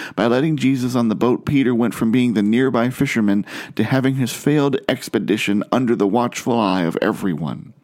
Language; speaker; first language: English; native; English